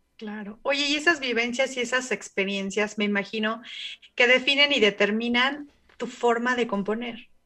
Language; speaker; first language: Spanish; native; Spanish